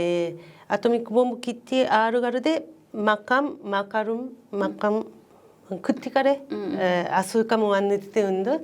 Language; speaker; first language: Malayalam; non-native, learner; Japanese